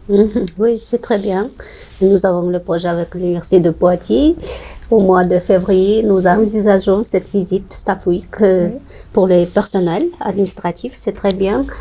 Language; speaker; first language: French; non-native, fluent; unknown